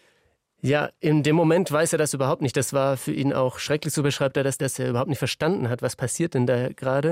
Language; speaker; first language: German; native; German